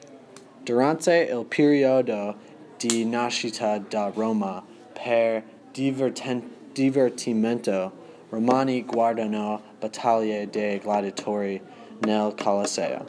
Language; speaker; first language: Italian; non-native, learner; English